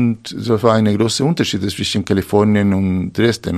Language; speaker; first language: German; non-native, fluent; Spanish